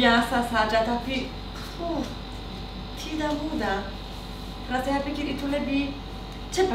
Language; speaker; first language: Indonesian; non-native, learner; Polish